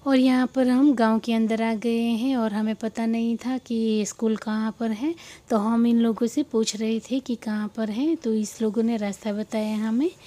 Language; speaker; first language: Hindi; non-native, local second language; Gujarati